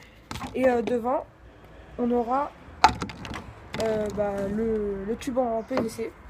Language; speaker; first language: French; native; French